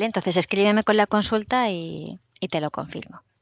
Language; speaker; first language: Spanish; native; Spanish